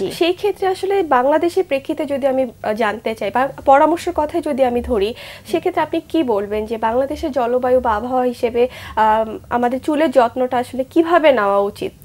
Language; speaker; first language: Bangla; native; Bangla